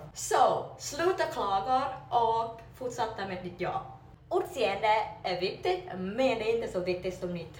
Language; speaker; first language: Swedish; non-native, learner; Vietnamese